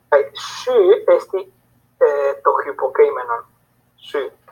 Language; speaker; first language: Greek; non-native, fluent; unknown